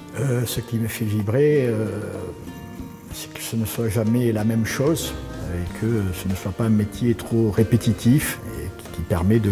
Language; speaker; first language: French; native; French